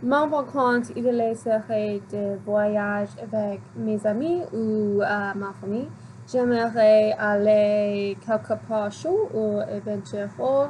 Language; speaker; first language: French; non-native, learner; English